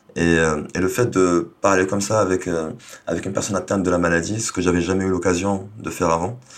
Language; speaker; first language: French; non-native, local second language; Arabic